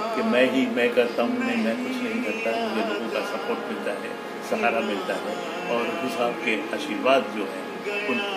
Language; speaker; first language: Hindi; non-native, local second language; Gujarati